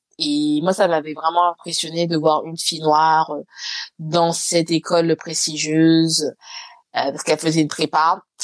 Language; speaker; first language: French; native; French